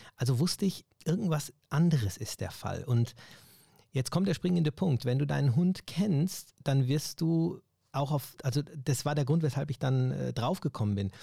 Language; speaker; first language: German; native; German